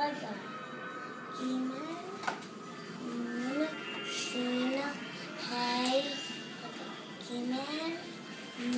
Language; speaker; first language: Hebrew; early bilingual, heritage; English